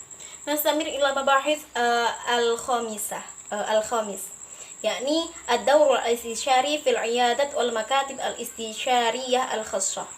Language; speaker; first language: Arabic; non-native, learner; Indonesian